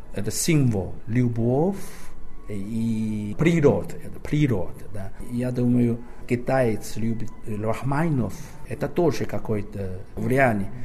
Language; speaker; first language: Russian; non-native, learner; Chinese